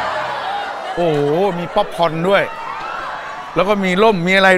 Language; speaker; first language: Thai; native; Thai